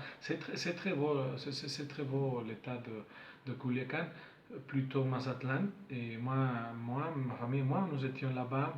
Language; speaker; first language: French; non-native, fluent; Spanish